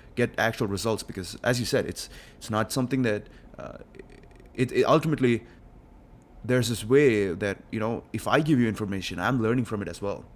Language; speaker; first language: English; non-native, local second language; Telugu